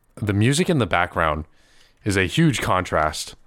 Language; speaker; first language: English; early bilingual, other home language; Filipino